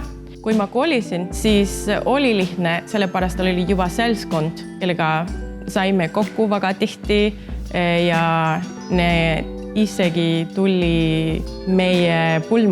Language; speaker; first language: Estonian; non-native, fluent; Spanish